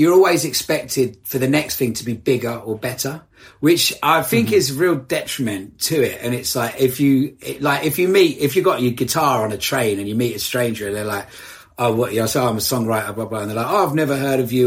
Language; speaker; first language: English; native; English